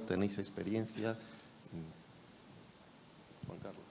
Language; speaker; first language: Spanish; native; Spanish